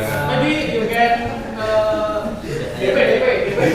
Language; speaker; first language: English; non-native, learner; Indonesian